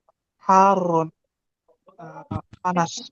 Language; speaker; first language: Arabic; non-native, learner; Indonesian